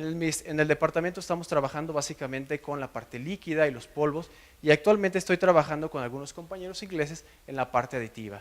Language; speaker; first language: Spanish; native; Spanish